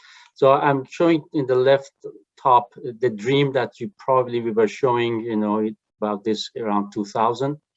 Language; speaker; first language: English; non-native, fluent; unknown